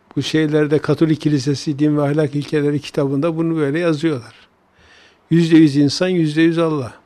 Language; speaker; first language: Turkish; native; Turkish